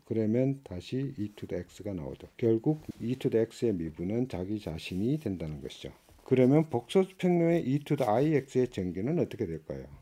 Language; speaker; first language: Korean; native; Korean